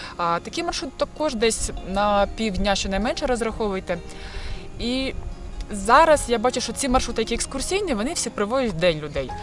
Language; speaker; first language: Ukrainian; non-native, local second language; Russian